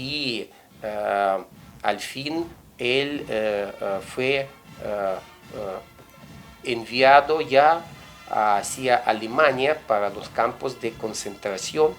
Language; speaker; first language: Spanish; non-native, fluent; Russian